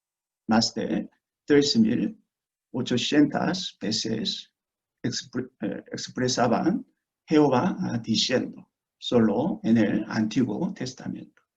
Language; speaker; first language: Spanish; non-native, fluent; Korean